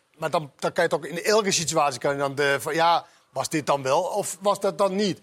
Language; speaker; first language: Dutch; non-native, fluent; Danish